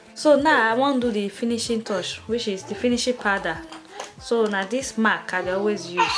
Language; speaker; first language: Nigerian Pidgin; non-native, local second language; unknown